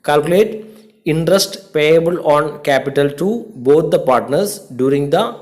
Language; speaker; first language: English; non-native, local second language; Malayalam